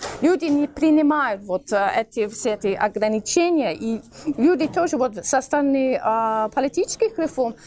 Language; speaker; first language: Russian; non-native, fluent; English